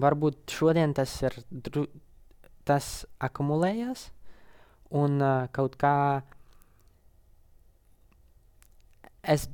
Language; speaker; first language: Latvian; non-native, local second language; Russian